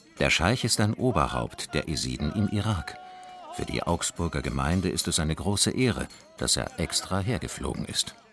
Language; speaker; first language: German; native; German